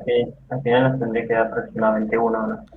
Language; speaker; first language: Spanish; native; Spanish